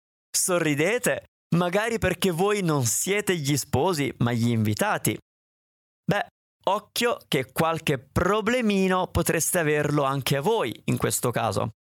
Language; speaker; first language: Italian; native; Italian